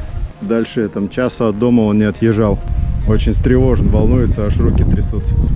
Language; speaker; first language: Russian; native; Russian